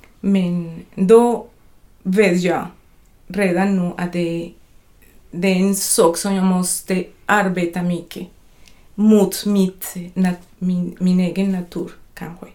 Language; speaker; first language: Swedish; non-native, fluent; Spanish